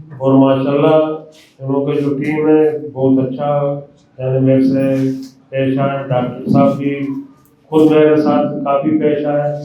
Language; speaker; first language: Hindi; non-native, fluent; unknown